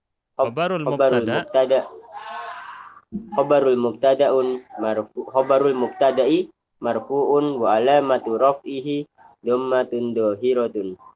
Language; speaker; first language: Arabic; non-native, learner; Indonesian